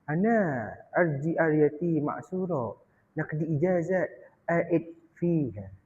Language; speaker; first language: Arabic; non-native, learner; Malay